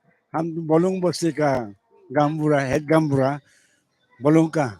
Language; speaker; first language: Hindi; non-native, local second language; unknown